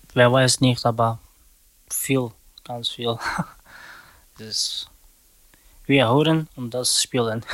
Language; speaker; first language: German; non-native, learner; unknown